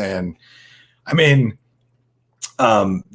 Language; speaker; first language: English; native; English